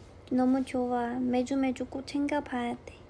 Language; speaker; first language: Korean; non-native, fluent; Chinese